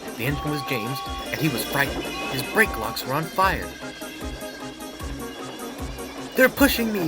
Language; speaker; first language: English; native; English